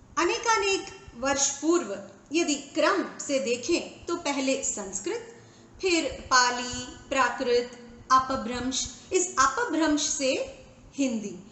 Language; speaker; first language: Hindi; non-native, local second language; Tamil